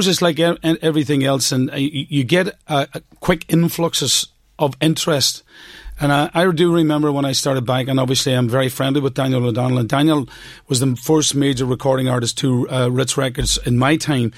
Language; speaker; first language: English; native; English